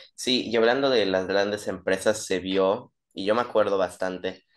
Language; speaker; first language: Spanish; native; Spanish